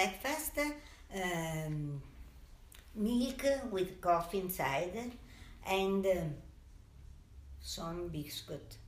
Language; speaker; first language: English; non-native, learner; Italian